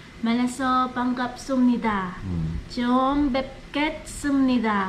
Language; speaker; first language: Korean; non-native, learner; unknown